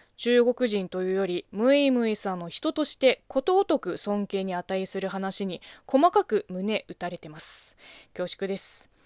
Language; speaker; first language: Japanese; non-native, fluent; Chinese